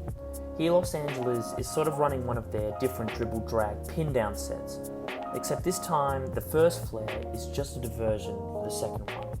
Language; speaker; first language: English; native; English